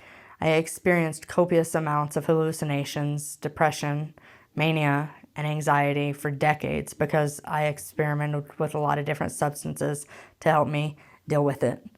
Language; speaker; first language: English; native; English